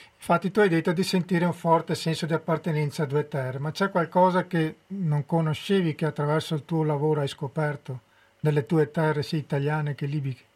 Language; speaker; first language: Italian; native; Italian